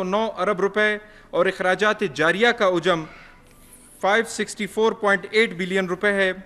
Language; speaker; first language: Urdu; non-native, local second language; Baluchi